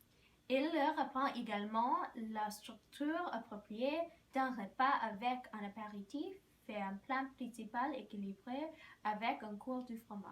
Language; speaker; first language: French; non-native, learner; English